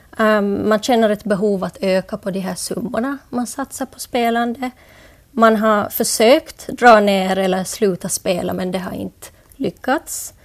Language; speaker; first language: Swedish; native; Swedish